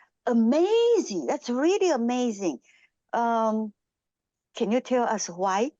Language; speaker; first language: English; non-native, fluent; Japanese